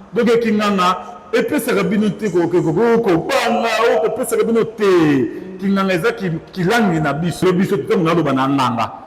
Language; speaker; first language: Lingala; non-native, local second language; Kongo